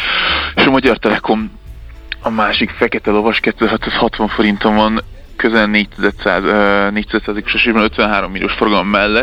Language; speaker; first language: Hungarian; native; Hungarian